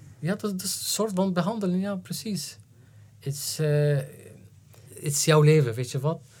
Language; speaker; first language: Dutch; non-native, learner; Arabic